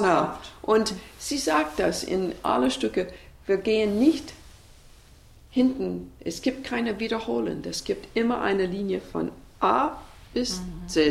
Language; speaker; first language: German; non-native, learner; English